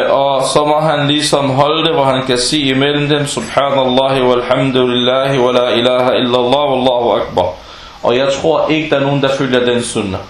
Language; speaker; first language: Danish; early bilingual, other home language; Arabic